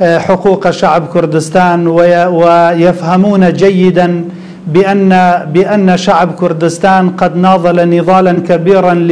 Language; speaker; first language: Arabic; non-native, local second language; Kurdish